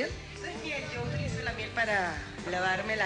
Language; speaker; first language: Spanish; native; Spanish